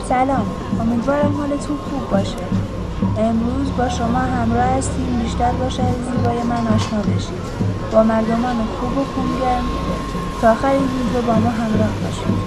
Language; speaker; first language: Persian; non-native, local second language; Central Kurdish